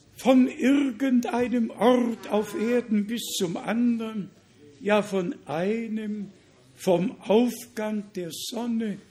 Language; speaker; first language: German; native; German